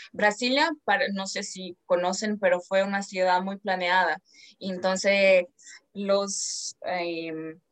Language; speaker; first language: Spanish; non-native, fluent; Portuguese